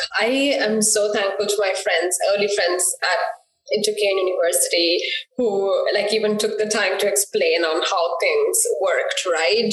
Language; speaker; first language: English; non-native, local second language; Sinhala